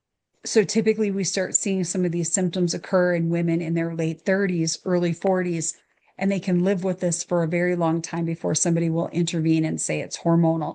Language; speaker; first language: English; native; English